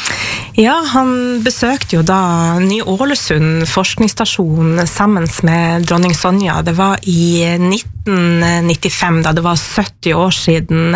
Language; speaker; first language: Norwegian; native; Norwegian